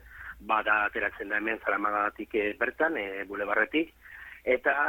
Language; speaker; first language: Basque; native; Basque